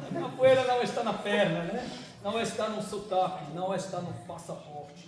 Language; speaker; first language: Portuguese; non-native, fluent; German